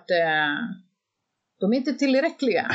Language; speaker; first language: Swedish; non-native, fluent; Greek